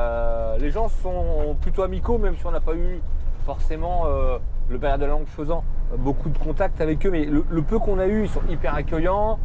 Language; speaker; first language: French; native; French